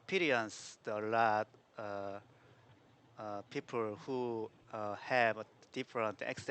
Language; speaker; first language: English; non-native, learner; Korean